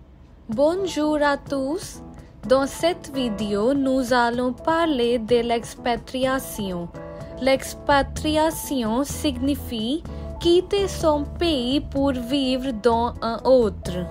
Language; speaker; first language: French; non-native, learner; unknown